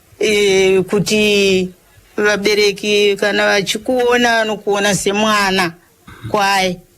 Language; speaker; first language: Shona; native; Shona